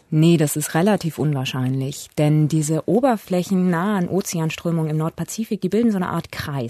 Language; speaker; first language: German; native; German